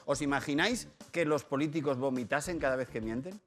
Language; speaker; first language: Spanish; native; Spanish